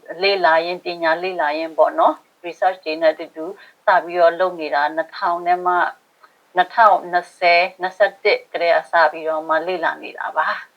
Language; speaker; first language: Burmese; non-native, local second language; Shan